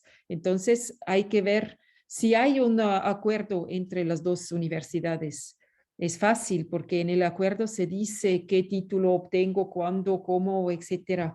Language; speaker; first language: Spanish; non-native, fluent; French